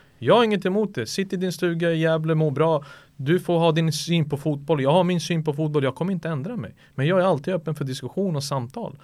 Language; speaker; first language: Swedish; early bilingual, other home language; Serbian